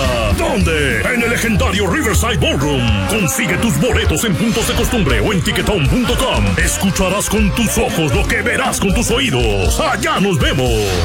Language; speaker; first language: Spanish; native; Spanish